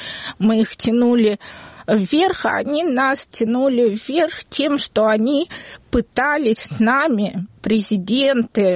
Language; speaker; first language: Russian; native; Russian